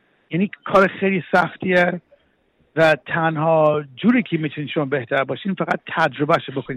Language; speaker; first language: Persian; early bilingual, heritage; Persian